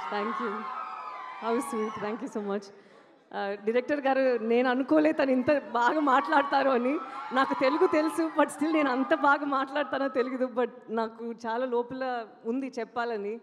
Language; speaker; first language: Telugu; non-native, local second language; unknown